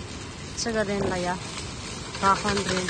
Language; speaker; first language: Chinese; non-native, learner; Nepali